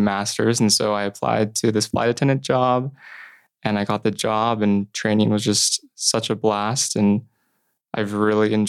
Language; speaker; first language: English; native; English